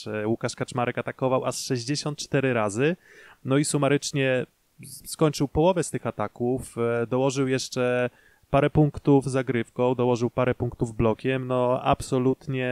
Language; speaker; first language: Polish; native; Polish